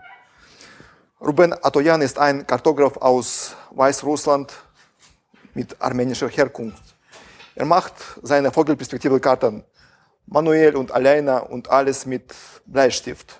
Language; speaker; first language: German; non-native, fluent; Russian